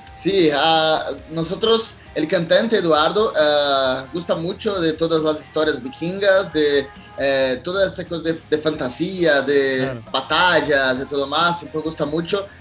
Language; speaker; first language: Spanish; non-native, learner; Portuguese